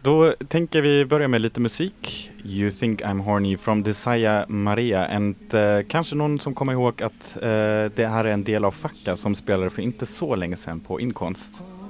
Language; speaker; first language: Swedish; native; Swedish